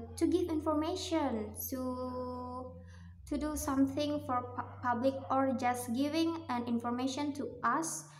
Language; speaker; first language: English; non-native, learner; Minangkabau